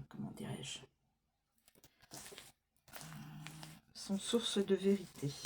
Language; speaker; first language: French; native; French